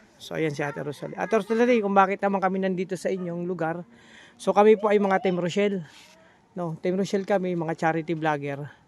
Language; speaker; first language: Filipino; non-native, local second language; Bikol